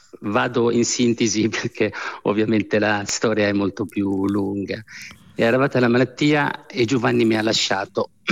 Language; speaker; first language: Italian; non-native, fluent; Arabic